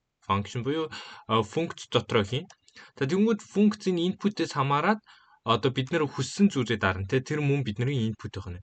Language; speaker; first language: Mongolian; native; Mongolian